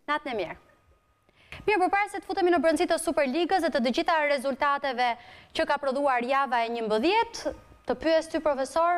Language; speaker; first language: Albanian; native; Albanian